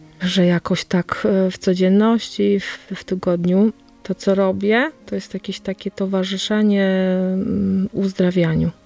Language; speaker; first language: Polish; native; Polish